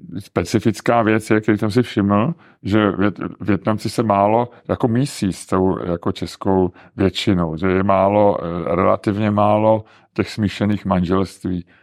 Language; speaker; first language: Czech; native; Czech